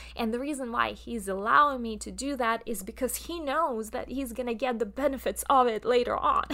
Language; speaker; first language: English; non-native, fluent; Russian